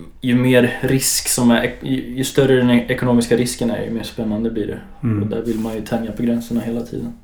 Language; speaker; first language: Swedish; native; Swedish